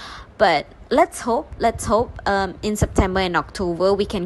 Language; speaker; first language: English; non-native, local second language; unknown